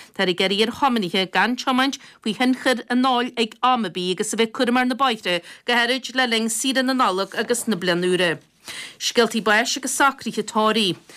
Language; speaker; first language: Irish; native; Irish